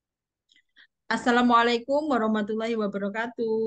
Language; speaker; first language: Indonesian; native; Indonesian